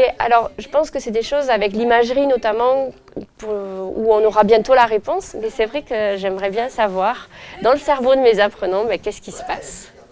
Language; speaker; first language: French; native; French